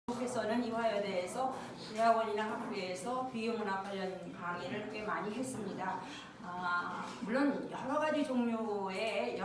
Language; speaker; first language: Korean; native; Korean